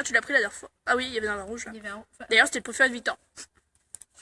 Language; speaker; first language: French; native; French